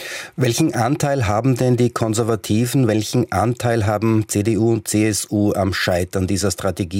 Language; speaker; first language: German; native; German